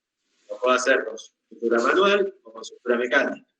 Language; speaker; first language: Spanish; native; Spanish